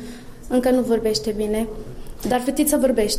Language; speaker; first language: Romanian; non-native, learner; Arabic